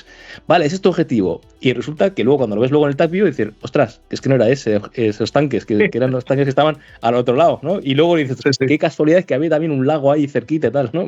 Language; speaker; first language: Spanish; native; Spanish